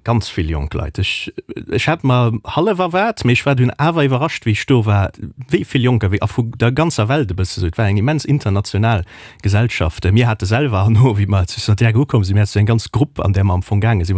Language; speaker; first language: German; non-native, local second language; Luxembourgish